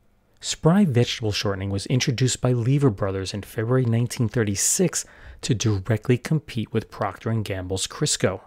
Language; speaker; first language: English; native; English